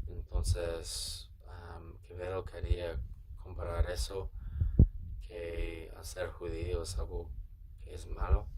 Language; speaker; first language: Spanish; non-native, learner; English